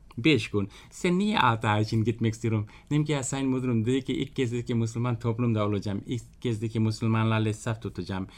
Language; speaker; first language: Turkish; non-native, fluent; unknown